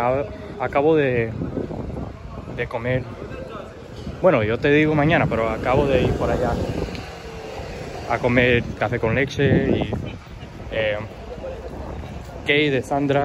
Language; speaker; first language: Spanish; early bilingual, heritage; English